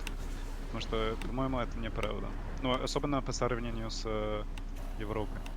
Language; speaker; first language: Russian; non-native, learner; English